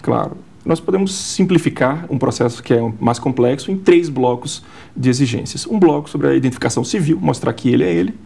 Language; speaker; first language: Portuguese; native; Portuguese